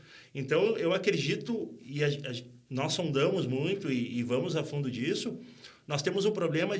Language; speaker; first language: Portuguese; native; Portuguese